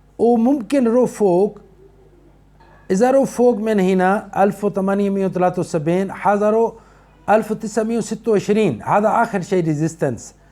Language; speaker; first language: Arabic; non-native, learner; Urdu